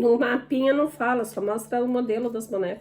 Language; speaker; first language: Portuguese; native; Portuguese